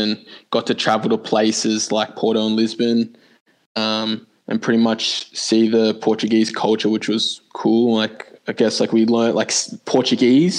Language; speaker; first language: English; native; English